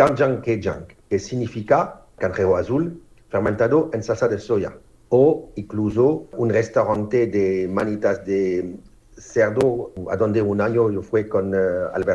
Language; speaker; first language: Spanish; non-native, learner; French